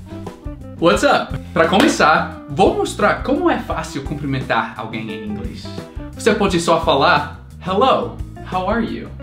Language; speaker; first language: Portuguese; non-native, fluent; English